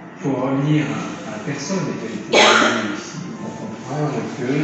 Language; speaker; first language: French; native; French